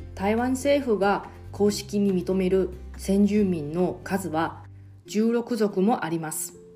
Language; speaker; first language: Japanese; non-native, fluent; Chinese